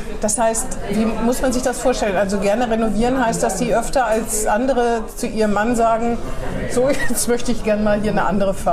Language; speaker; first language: German; native; German